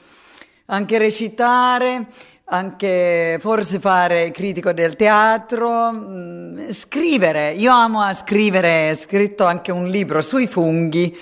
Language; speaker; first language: Italian; non-native, fluent; Finnish